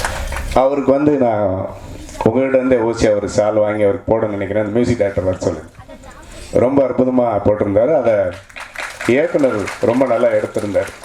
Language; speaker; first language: Tamil; native; Tamil